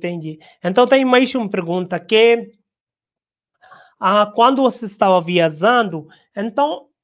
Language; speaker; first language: Portuguese; non-native, learner; Hindi